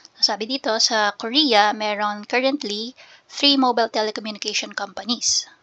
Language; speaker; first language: Filipino; native; Filipino